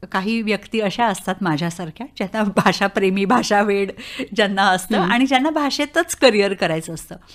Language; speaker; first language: Marathi; native; Marathi